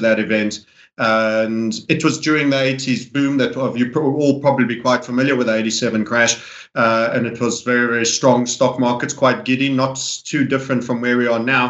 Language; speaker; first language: English; native; English